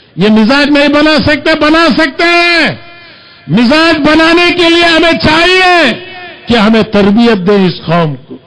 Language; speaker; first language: Urdu; native; Urdu